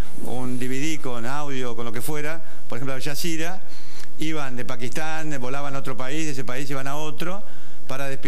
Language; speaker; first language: Spanish; native; Spanish